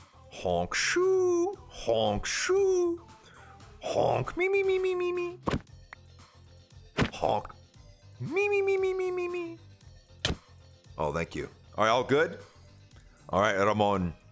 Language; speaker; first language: English; native; English